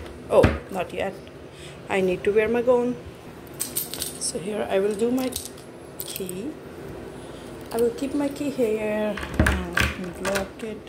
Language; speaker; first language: English; non-native, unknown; Korean